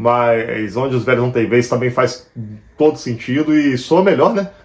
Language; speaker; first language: Portuguese; native; Portuguese